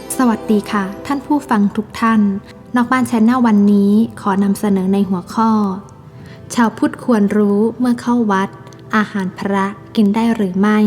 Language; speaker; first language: Thai; native; Thai